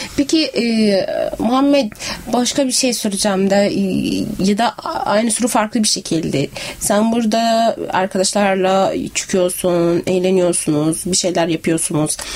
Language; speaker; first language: Turkish; native; Turkish